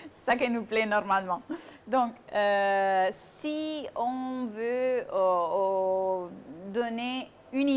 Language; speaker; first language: French; non-native, fluent; Italian